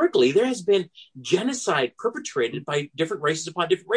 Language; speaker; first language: English; native; English